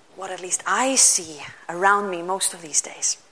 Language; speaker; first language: English; non-native, fluent; Lithuanian